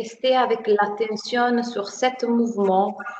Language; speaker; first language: French; non-native, fluent; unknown